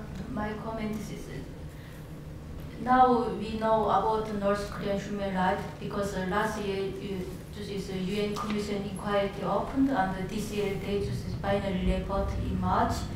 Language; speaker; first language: English; non-native, learner; Korean